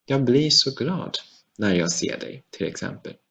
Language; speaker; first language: Swedish; non-native, fluent; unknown